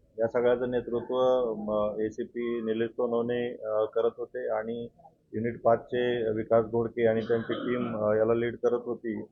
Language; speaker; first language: Marathi; native; Marathi